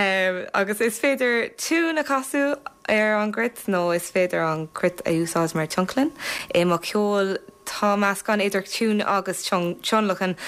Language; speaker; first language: Irish; non-native, local second language; English